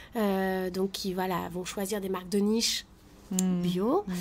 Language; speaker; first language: French; native; French